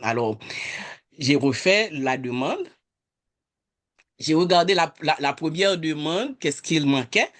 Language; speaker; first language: French; non-native, local second language; Haitian Creole